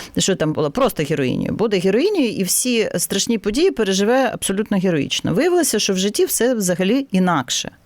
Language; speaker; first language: Ukrainian; non-native, local second language; Russian